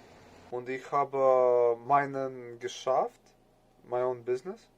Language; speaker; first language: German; non-native, learner; English